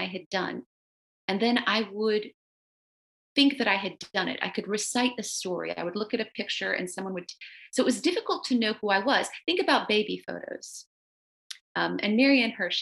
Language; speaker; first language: English; early bilingual, other home language; Romanian